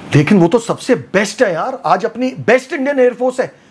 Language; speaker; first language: Hindi; native; Hindi